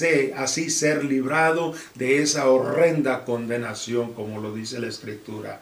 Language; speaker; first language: Spanish; native; Spanish